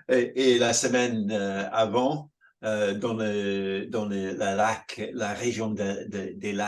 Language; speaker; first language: French; non-native, fluent; English